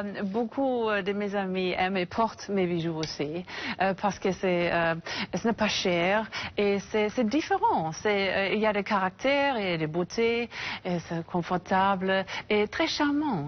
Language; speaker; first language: French; non-native, fluent; English